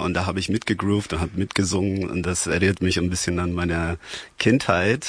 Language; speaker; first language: German; non-native, fluent; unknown